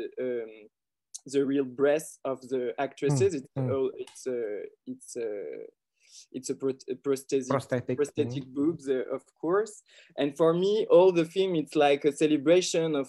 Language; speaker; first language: English; non-native, learner; French